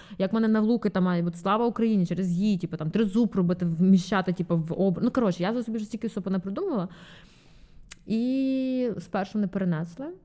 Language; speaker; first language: Ukrainian; non-native, local second language; Russian